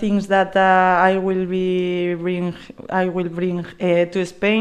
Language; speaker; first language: English; non-native, learner; Spanish